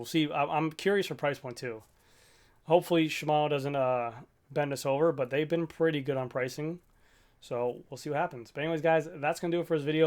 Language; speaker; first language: English; native; English